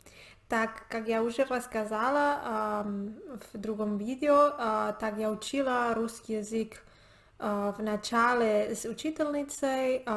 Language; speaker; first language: Russian; non-native, learner; Spanish